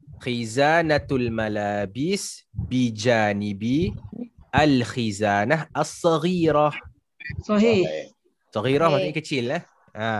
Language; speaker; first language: Arabic; non-native, fluent; Malay